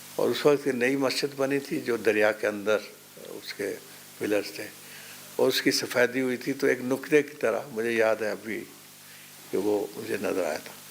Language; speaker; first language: Urdu; non-native, local second language; Pahari-Potwari